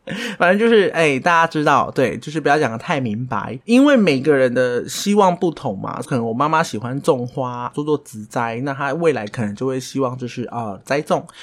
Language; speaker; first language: Chinese; non-native, local second language; Min Nan Chinese